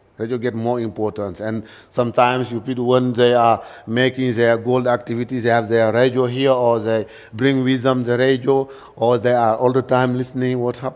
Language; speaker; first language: English; non-native, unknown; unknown